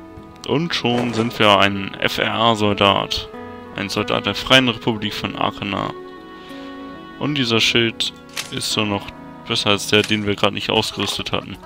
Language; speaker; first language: German; native; German